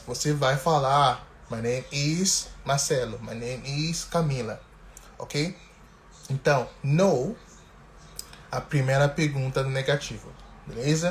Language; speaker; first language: Portuguese; non-native, fluent; English